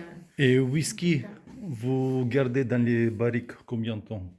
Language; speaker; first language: French; non-native, learner; Russian